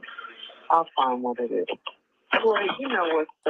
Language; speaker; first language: English; native; English